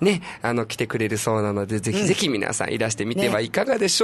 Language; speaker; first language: Japanese; native; Japanese